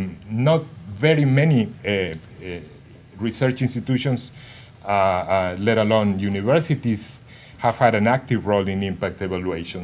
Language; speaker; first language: English; non-native, fluent; Spanish